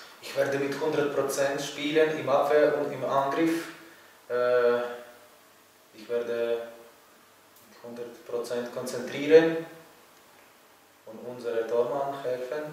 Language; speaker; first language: German; non-native, learner; Latvian